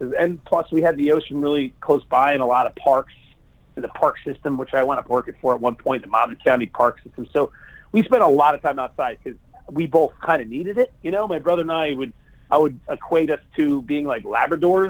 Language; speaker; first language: English; native; English